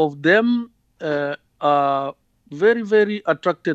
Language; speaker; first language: English; non-native, local second language; Kinyarwanda